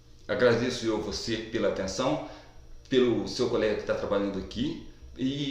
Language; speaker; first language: Portuguese; native; Portuguese